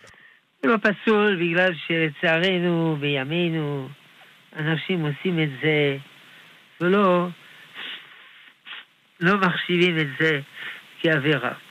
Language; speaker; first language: Hebrew; non-native, fluent; French